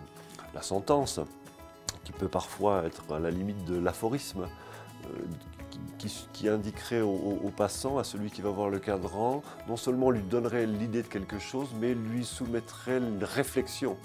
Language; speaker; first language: French; native; French